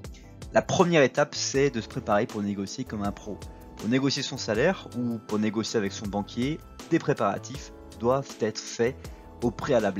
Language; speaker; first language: French; native; French